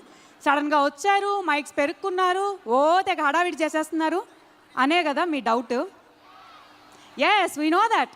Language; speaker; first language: Telugu; native; Telugu